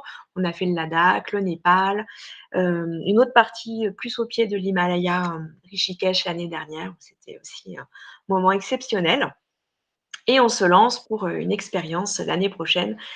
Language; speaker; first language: French; native; French